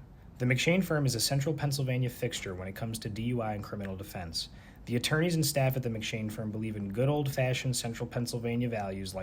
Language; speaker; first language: English; native; English